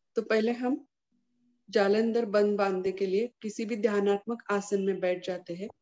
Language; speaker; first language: Hindi; non-native, local second language; Marathi